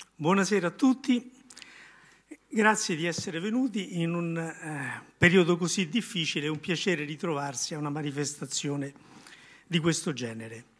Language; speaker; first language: Italian; native; Italian